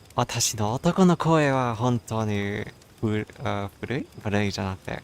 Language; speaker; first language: Japanese; non-native, learner; English